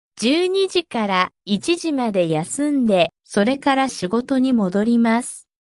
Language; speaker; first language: Japanese; non-native, fluent; Korean